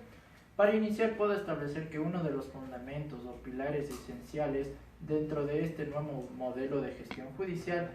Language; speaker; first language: Spanish; native; Spanish